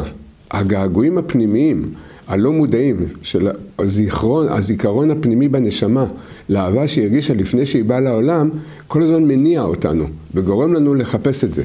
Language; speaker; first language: Hebrew; native; Hebrew